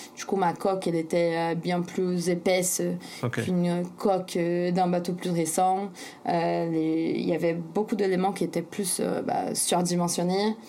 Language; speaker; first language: French; non-native, fluent; Portuguese